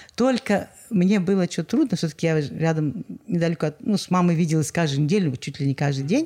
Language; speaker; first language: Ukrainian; non-native, local second language; Russian